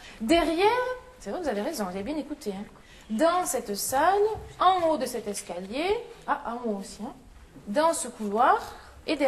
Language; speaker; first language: French; native; French